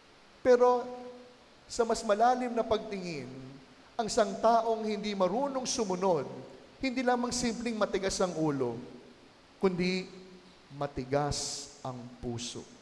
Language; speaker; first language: Filipino; native; Filipino